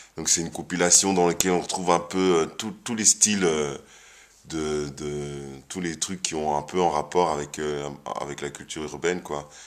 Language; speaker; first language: French; native; French